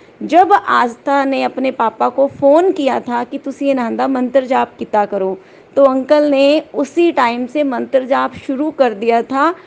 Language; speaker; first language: Hindi; native; Hindi